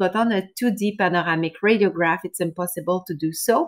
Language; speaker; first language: English; non-native, fluent; French